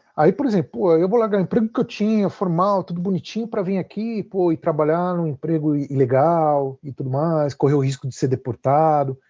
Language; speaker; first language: Portuguese; native; Portuguese